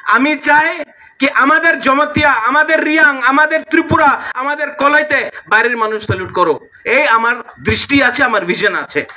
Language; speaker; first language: Bangla; non-native, local second language; Kok Borok